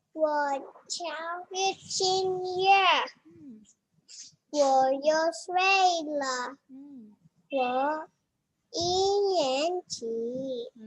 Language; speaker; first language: Chinese; non-native, learner; Indonesian